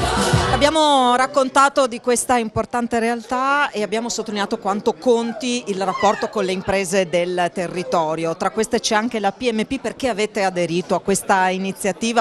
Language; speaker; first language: Italian; native; Italian